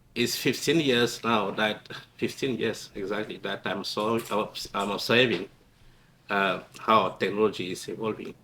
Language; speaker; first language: English; non-native, local second language; French